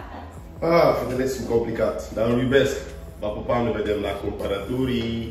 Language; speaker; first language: Romanian; non-native, learner; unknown